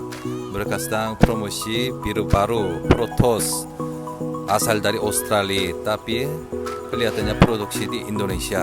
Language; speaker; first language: Indonesian; non-native, learner; Korean